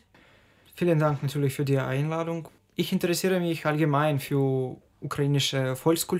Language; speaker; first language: German; non-native, fluent; Ukrainian